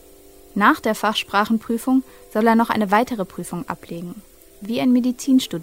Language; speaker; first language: German; native; German